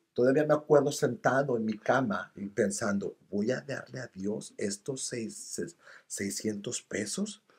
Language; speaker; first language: Spanish; early bilingual, other home language; English